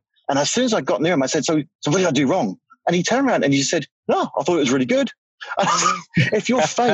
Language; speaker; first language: English; native; English